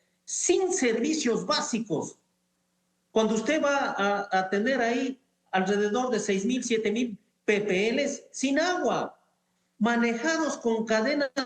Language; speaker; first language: Spanish; native; Spanish